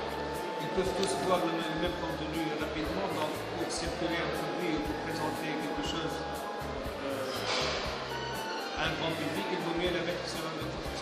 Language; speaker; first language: French; non-native, local second language; Arabic